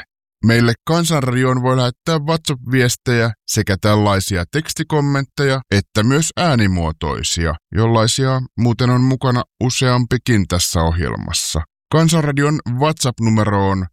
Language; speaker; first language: Finnish; native; Finnish